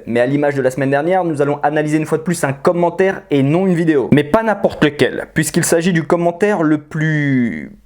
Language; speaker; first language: French; native; French